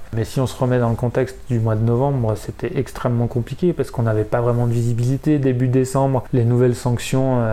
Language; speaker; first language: French; native; French